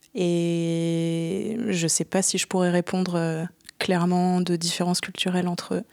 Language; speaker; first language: French; native; French